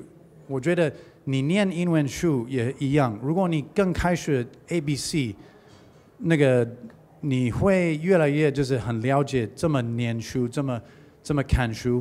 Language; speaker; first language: Chinese; non-native, learner; English